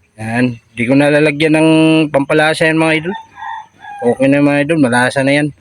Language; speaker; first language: Filipino; non-native, local second language; Cebuano